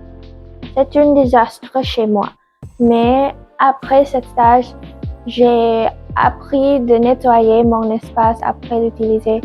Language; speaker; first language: French; non-native, learner; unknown